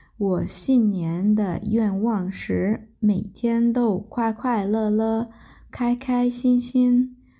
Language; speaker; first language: Chinese; non-native, learner; Vietnamese